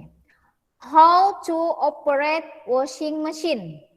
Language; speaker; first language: English; non-native, fluent; Indonesian